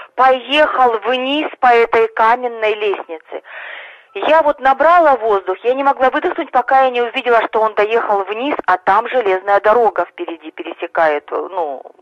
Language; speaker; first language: Russian; native; Russian